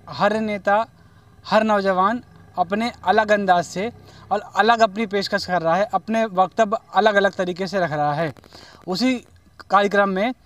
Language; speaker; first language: Hindi; native; Hindi